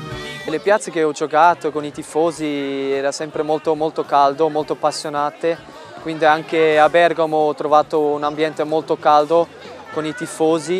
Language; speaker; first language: Italian; non-native, fluent; German